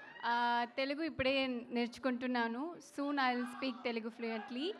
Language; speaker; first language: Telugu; non-native, learner; Tamil